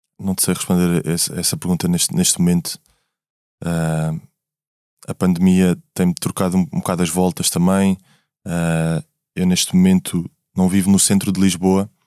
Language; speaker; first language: Portuguese; native; Portuguese